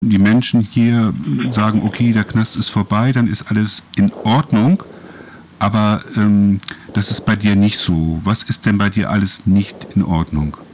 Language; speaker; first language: German; native; German